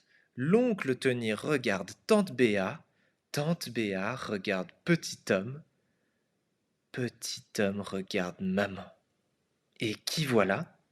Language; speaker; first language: French; non-native, fluent; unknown